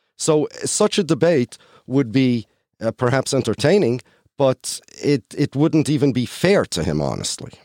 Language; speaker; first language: English; early bilingual, other home language; Polish